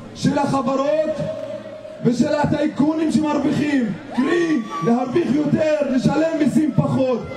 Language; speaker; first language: Hebrew; non-native, local second language; Arabic